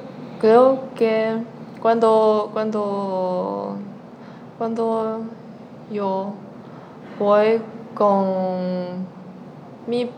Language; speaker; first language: Spanish; non-native, learner; Chinese